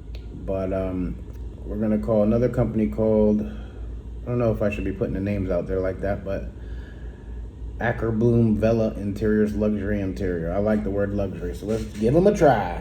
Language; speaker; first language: English; native; English